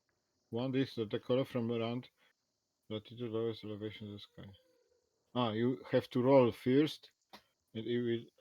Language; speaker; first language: English; non-native, learner; Polish